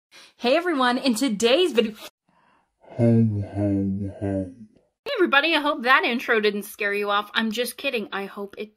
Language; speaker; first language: English; native; English